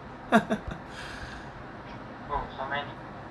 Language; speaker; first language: English; non-native, learner; Indonesian